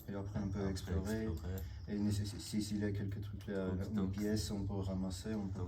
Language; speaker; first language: French; non-native, learner; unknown